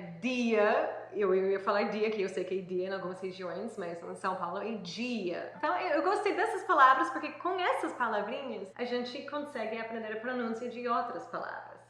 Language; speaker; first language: Portuguese; non-native, fluent; English